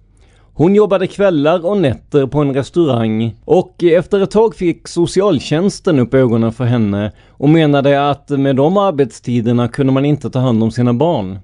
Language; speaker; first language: Swedish; native; Swedish